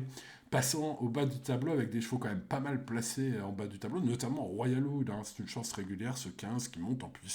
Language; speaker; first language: French; native; French